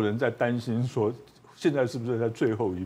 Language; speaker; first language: Chinese; native; Chinese